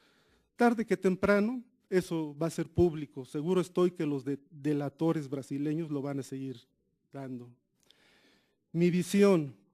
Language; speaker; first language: Spanish; native; Spanish